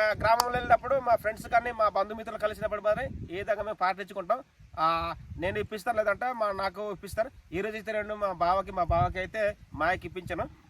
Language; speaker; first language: Telugu; non-native, local second language; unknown